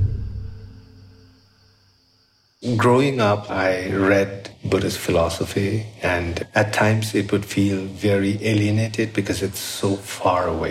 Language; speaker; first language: English; non-native, local second language; Sherpa